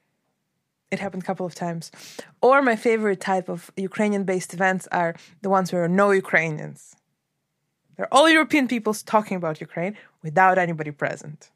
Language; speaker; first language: English; non-native, fluent; Ukrainian